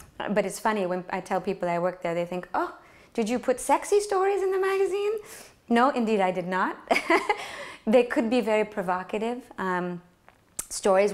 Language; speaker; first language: English; native; English